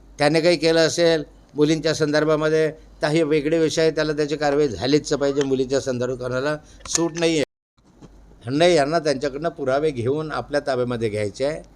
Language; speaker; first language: Marathi; native; Marathi